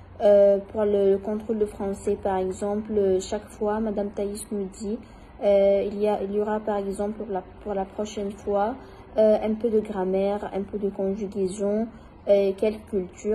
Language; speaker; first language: French; non-native, fluent; Arabic